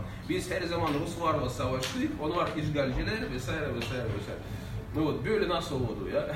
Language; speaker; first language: Turkish; non-native, fluent; Russian